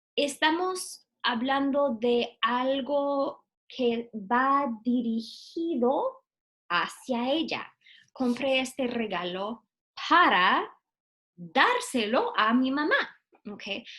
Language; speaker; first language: Spanish; non-native, fluent; English